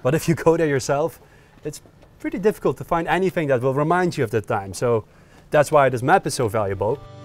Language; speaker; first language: English; non-native, fluent; Dutch